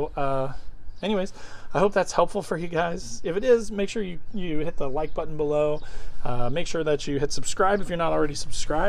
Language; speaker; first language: English; native; English